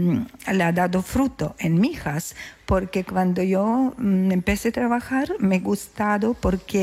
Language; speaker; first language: Spanish; non-native, learner; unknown